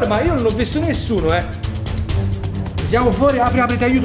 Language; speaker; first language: Italian; native; Italian